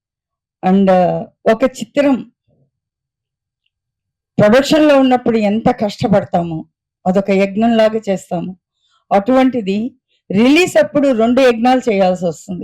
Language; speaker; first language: Telugu; native; Telugu